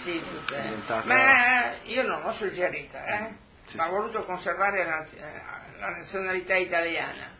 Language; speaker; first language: Italian; non-native, local second language; Friulian